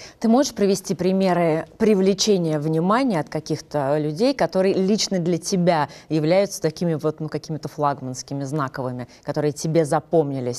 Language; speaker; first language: Russian; native; Russian